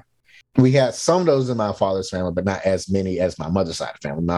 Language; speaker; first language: English; native; English